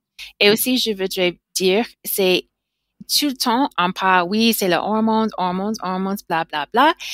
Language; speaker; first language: French; non-native, learner; English